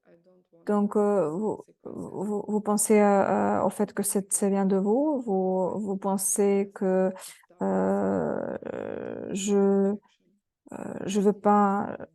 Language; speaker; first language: French; non-native, fluent; Russian